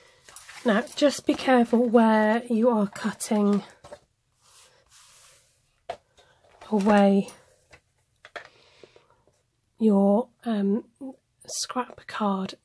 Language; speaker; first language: English; native; English